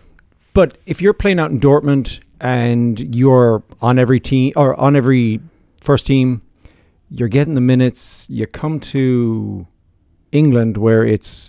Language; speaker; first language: English; native; English